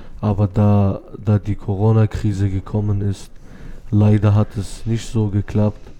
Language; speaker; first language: German; non-native, fluent; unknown